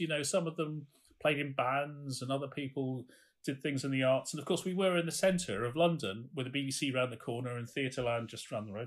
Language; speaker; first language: English; native; English